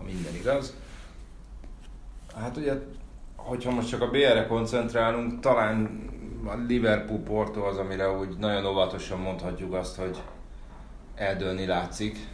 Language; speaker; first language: Hungarian; native; Hungarian